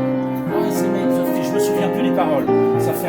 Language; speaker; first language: French; native; French